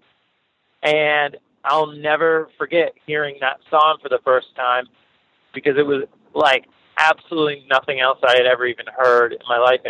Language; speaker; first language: English; native; English